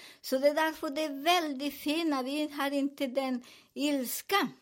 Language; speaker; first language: Swedish; non-native, learner; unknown